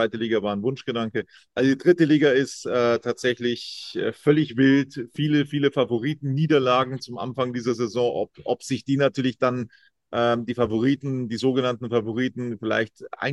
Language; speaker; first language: German; native; German